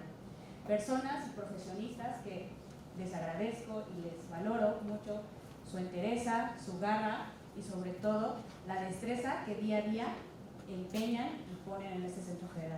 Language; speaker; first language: Spanish; native; Spanish